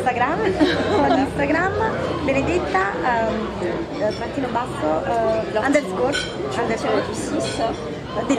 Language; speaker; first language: Italian; native; Italian